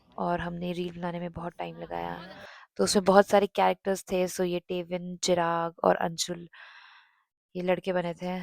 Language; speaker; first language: Hindi; non-native, local second language; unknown